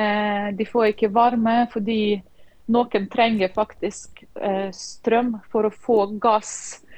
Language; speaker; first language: Norwegian; non-native, fluent; Ukrainian